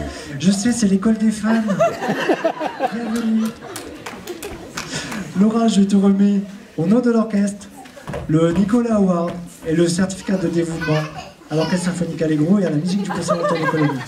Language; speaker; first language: French; native; French